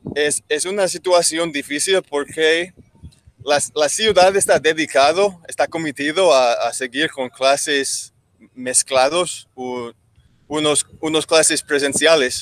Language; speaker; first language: Spanish; non-native, learner; English